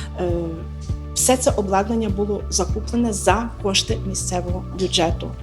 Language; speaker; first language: Ukrainian; native; Ukrainian